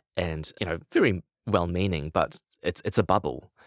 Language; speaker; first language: English; native; English